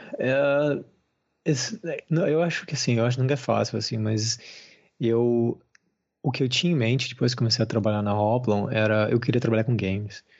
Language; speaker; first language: Portuguese; native; Portuguese